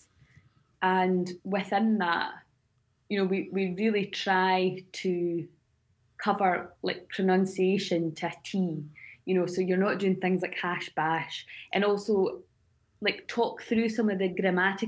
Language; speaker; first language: English; native; English